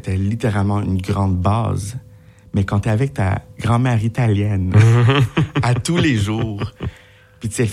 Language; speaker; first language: French; native; French